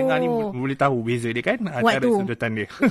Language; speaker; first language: Malay; native; Malay